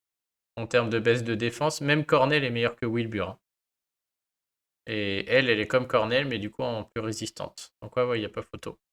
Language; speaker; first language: French; native; French